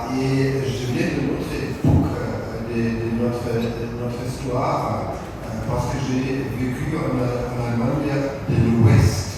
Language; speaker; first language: French; non-native, fluent; German